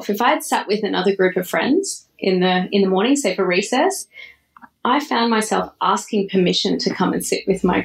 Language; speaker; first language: English; native; English